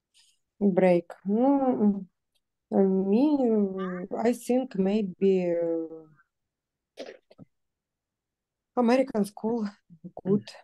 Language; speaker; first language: English; non-native, learner; Russian